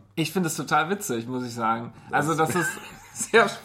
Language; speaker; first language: German; native; German